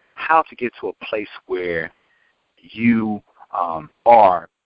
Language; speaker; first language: English; native; English